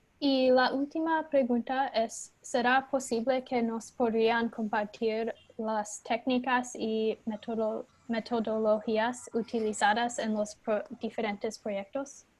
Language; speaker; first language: Spanish; non-native, fluent; English